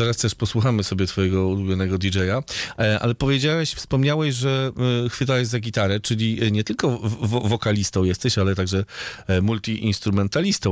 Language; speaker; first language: Polish; native; Polish